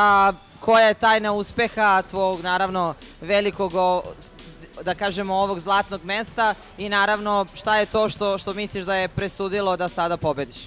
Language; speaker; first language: Bosnian; native; Bosnian